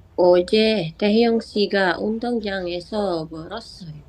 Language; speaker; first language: Korean; non-native, learner; Indonesian